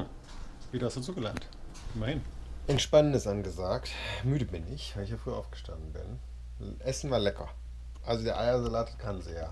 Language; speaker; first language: German; native; German